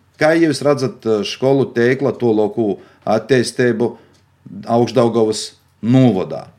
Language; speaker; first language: Latvian; native; Latvian